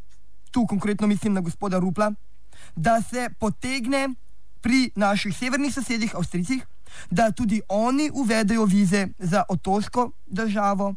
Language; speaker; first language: Slovenian; native; Slovenian